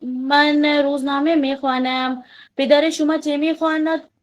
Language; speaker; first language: Persian; non-native, learner; Urdu